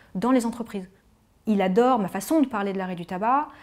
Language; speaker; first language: French; native; French